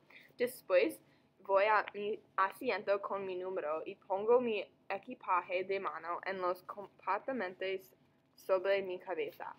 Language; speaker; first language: Spanish; non-native, learner; English